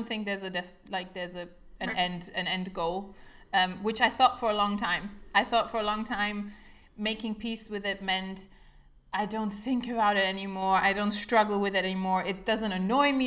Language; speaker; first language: English; non-native, fluent; German